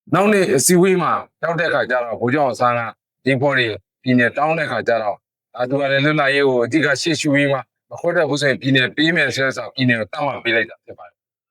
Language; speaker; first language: Burmese; non-native, local second language; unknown